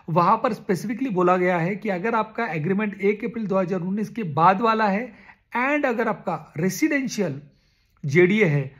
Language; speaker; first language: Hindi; non-native, local second language; Marathi